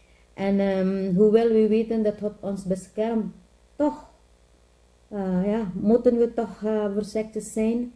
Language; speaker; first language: Dutch; non-native, learner; Filipino